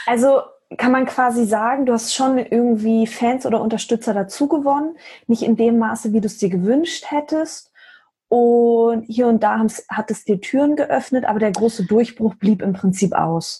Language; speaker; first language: German; native; German